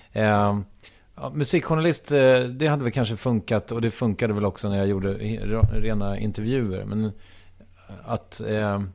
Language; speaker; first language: Swedish; native; Swedish